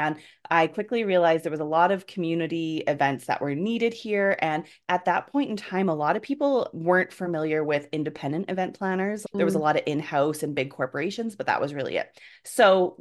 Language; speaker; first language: English; native; English